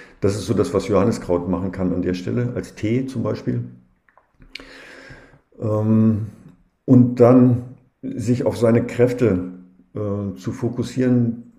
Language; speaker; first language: German; native; German